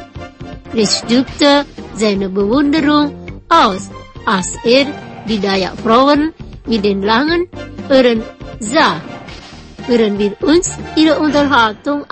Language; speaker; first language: German; non-native, fluent; Indonesian